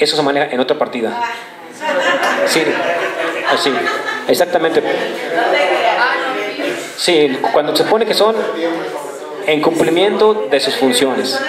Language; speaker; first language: Spanish; native; Spanish